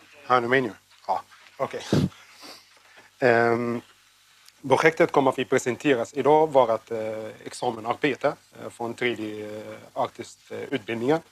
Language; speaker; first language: Swedish; non-native, learner; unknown